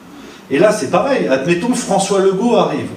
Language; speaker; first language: French; native; French